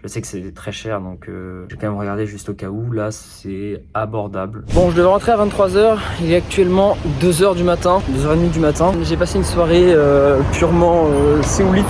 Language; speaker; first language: French; native; French